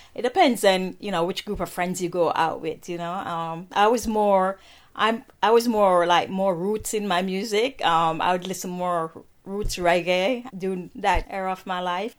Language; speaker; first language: English; non-native, local second language; Jamaican Creole English